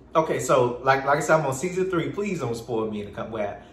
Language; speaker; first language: English; native; English